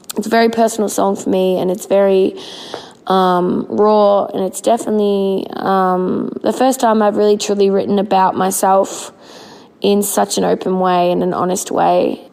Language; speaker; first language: English; native; English